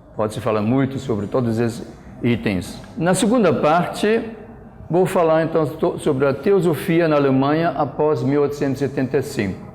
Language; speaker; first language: Portuguese; non-native, fluent; German